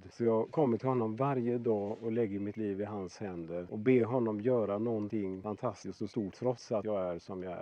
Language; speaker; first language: Swedish; native; Swedish